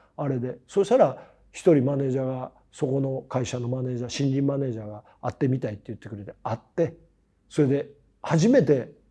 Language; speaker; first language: Japanese; native; Japanese